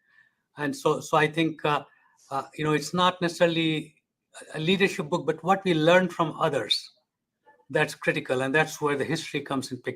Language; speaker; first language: English; non-native, fluent; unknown